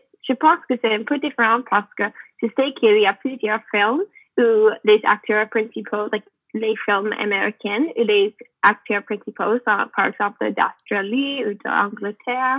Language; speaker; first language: French; non-native, learner; English